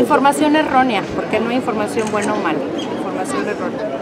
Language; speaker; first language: Spanish; native; Spanish